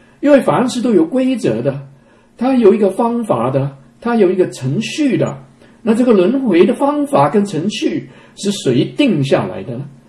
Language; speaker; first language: Chinese; non-native, local second language; Cantonese